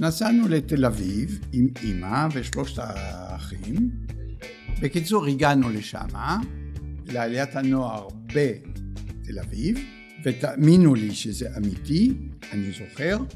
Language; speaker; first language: Hebrew; early bilingual, other home language; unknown